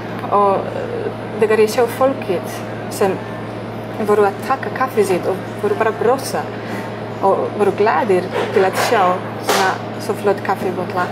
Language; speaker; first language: Icelandic; non-native, learner; Polish